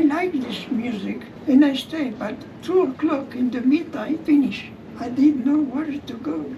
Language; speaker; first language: English; non-native, learner; German